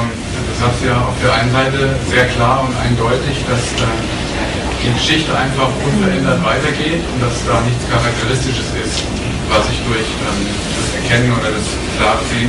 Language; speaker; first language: German; native; German